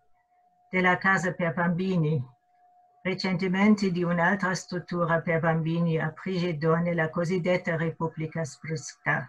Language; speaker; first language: Italian; non-native, fluent; German